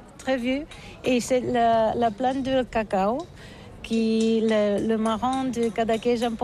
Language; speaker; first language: French; non-native, learner; Catalan